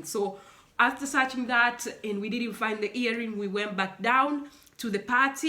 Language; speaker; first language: English; non-native, local second language; Swahili